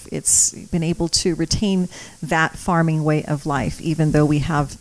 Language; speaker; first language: English; early bilingual, other home language; Croatian